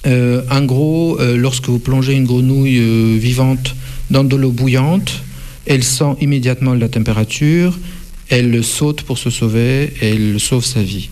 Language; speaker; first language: French; non-native, fluent; Russian